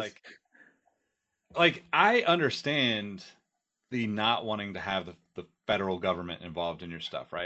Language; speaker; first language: English; native; English